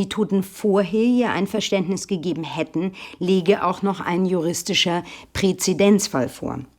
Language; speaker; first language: German; native; German